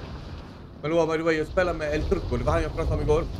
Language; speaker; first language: Swedish; native; Swedish